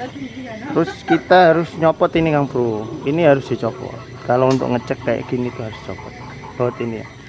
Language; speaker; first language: Indonesian; native; Indonesian